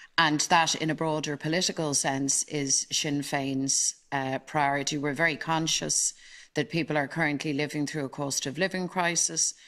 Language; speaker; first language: English; native; English